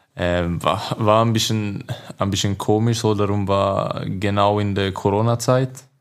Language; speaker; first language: German; non-native, learner; Swedish